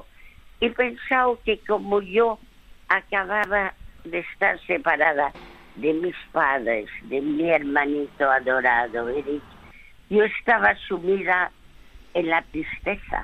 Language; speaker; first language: Spanish; early bilingual, other home language; French